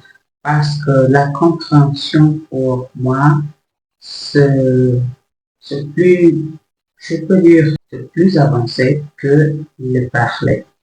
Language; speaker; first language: French; non-native, learner; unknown